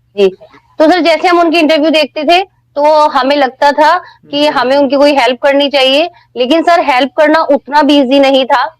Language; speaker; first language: Hindi; native; Hindi